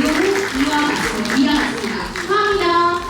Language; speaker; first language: Korean; native; Korean